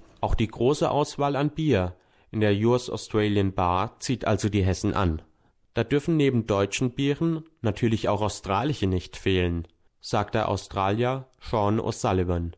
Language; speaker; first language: German; native; German